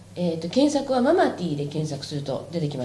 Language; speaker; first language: Japanese; native; Japanese